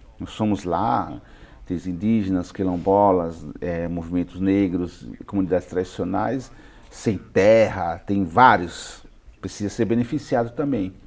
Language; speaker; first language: Portuguese; non-native, local second language; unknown